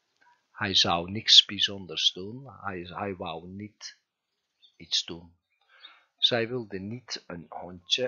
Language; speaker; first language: Dutch; non-native, fluent; Turkish